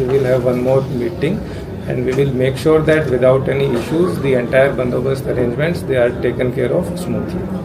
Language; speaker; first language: English; non-native, local second language; Telugu